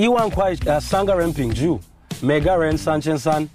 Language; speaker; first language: Chinese; non-native, learner; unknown